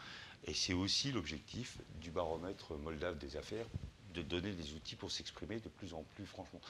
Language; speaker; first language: French; native; French